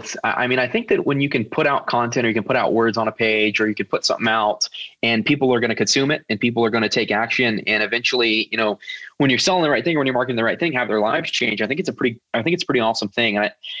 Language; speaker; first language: English; native; English